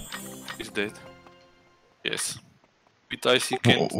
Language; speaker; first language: English; non-native, learner; Turkish